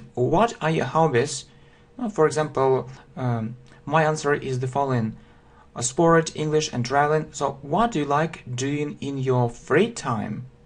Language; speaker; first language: English; non-native, fluent; Russian